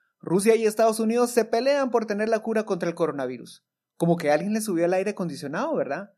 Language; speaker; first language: Spanish; native; Spanish